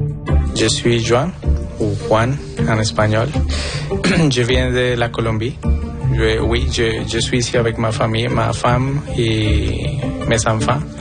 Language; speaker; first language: French; non-native, fluent; Spanish